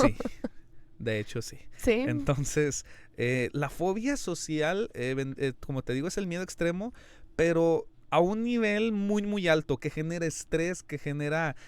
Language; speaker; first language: Spanish; native; Spanish